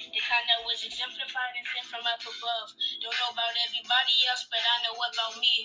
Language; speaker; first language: English; native; English